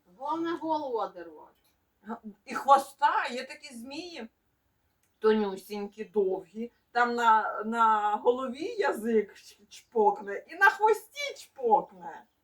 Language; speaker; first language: Ukrainian; native; Ukrainian